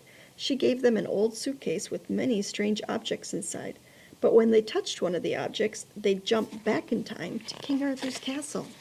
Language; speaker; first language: English; native; English